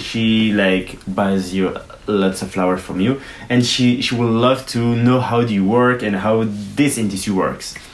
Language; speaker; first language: English; non-native, learner; French